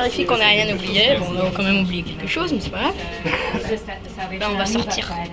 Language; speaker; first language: French; native; French